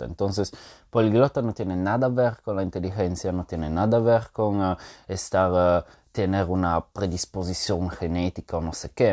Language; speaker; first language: Spanish; non-native, fluent; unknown